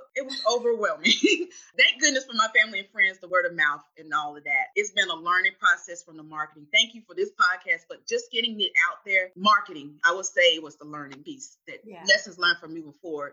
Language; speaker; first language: English; native; English